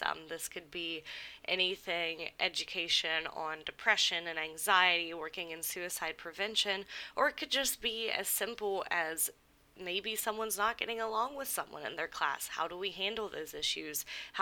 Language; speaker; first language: English; native; English